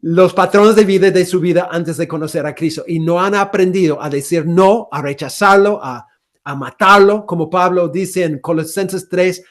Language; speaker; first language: Spanish; non-native, fluent; English